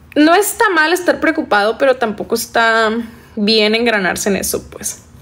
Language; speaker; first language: Spanish; native; Spanish